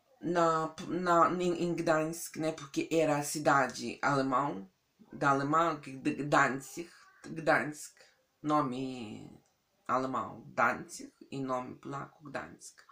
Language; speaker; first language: Portuguese; non-native, fluent; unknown